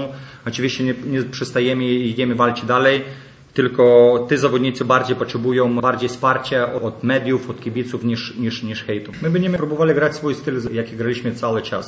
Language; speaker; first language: Polish; non-native, fluent; Lithuanian